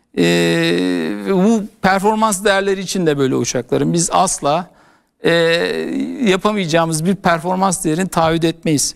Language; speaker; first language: Turkish; native; Turkish